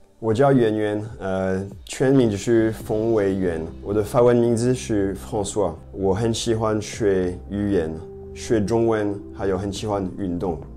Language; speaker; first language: Chinese; non-native, fluent; French